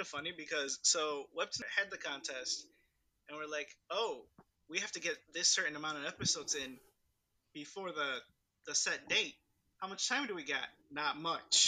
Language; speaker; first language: English; early bilingual, other home language; Spanish